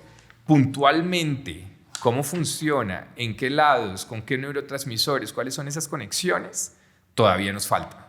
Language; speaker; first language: Spanish; native; Spanish